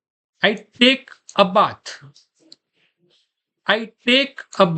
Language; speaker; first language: English; non-native, fluent; Gujarati